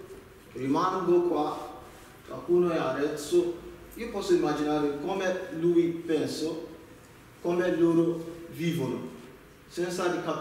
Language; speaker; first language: Italian; non-native, learner; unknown